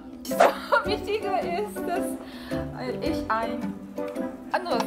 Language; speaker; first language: German; non-native, learner; Chinese